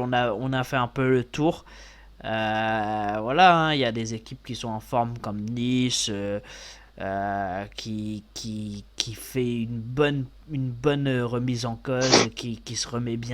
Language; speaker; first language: French; native; French